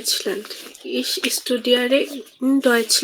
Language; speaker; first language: German; non-native, learner; Bangla